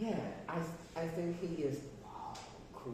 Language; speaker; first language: English; non-native, learner; Chinese